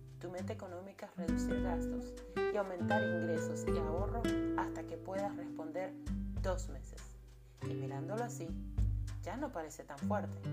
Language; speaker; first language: Spanish; native; Spanish